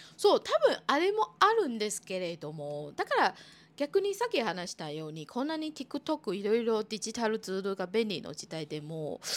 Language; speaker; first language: Japanese; non-native, fluent; Chinese